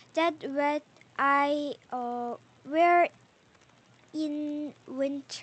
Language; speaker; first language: English; non-native, learner; Korean